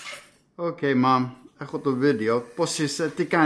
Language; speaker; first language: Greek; early bilingual, heritage; Greek